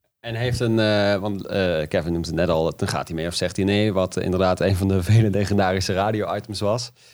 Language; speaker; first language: Dutch; native; Dutch